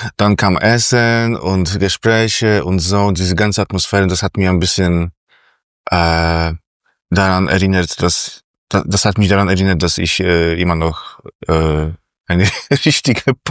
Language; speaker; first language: German; non-native, fluent; Polish